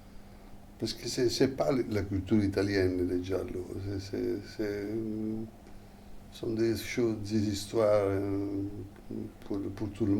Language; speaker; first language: French; non-native, fluent; Italian